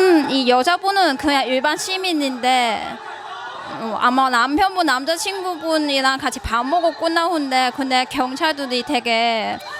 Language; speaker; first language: Korean; non-native, learner; Cantonese